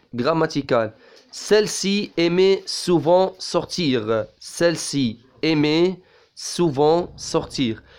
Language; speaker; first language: French; non-native, local second language; Arabic